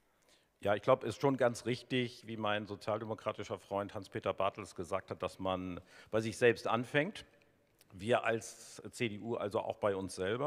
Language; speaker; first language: German; native; German